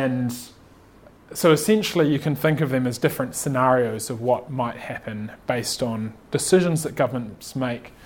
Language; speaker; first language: English; native; English